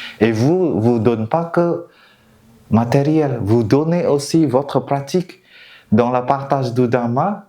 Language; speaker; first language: French; non-native, fluent; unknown